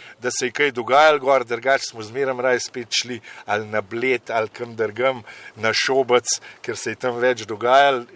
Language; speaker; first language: Slovenian; native; Slovenian